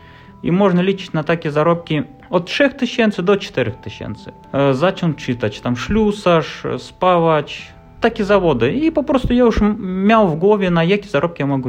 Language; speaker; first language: Polish; non-native, learner; Russian